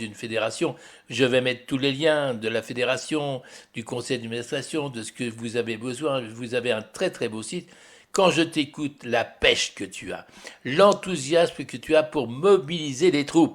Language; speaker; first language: French; native; French